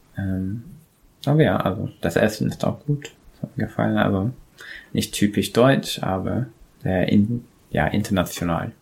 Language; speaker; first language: German; non-native, fluent; English